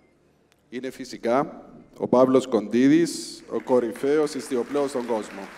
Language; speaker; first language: Greek; native; Greek